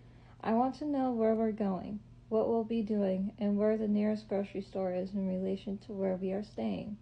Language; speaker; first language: English; native; English